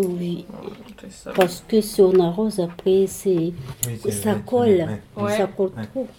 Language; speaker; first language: French; non-native, learner; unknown